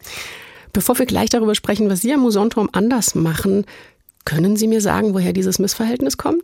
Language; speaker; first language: German; native; German